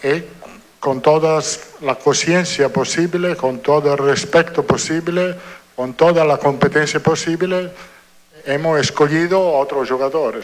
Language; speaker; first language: Portuguese; non-native, learner; Italian